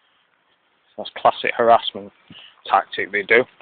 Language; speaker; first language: English; native; English